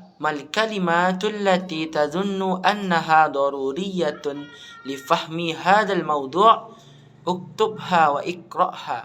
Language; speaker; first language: Arabic; non-native, learner; Indonesian